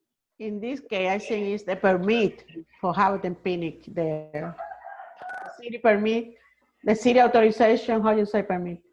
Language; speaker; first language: English; non-native, learner; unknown